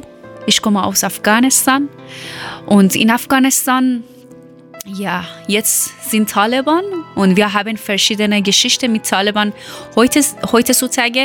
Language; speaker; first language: German; non-native, learner; Persian